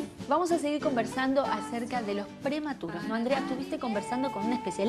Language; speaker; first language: Spanish; native; Spanish